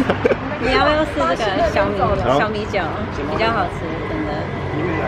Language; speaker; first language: Chinese; non-native, fluent; English